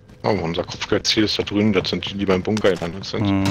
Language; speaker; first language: German; native; German